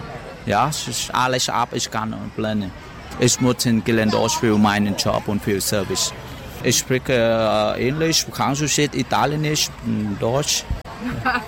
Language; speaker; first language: German; non-native, learner; Vietnamese